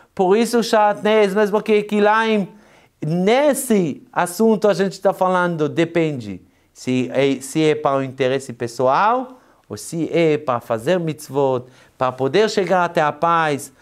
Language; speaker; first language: Portuguese; non-native, fluent; Hebrew